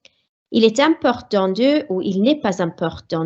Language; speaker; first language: French; non-native, fluent; Welsh